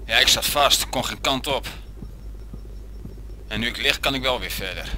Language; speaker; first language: Dutch; native; Dutch